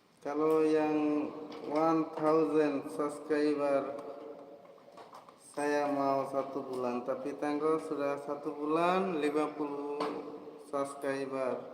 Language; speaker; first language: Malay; non-native, learner; Bangla